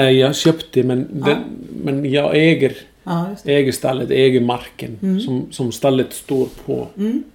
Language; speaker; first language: Swedish; non-native, fluent; Icelandic